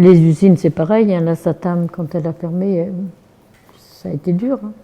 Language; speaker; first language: French; native; French